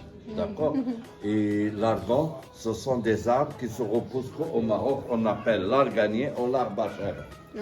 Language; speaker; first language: French; non-native, local second language; Arabic